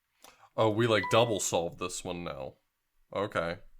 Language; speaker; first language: English; native; English